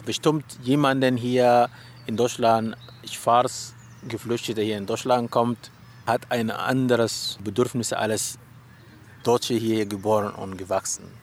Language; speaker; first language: German; non-native, learner; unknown